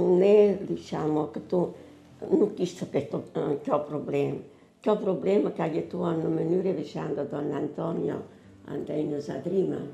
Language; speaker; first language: Albanian; non-native, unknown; Italian